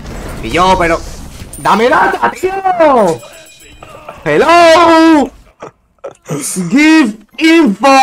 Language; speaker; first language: Spanish; native; Spanish